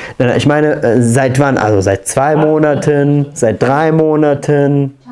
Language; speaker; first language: German; native; German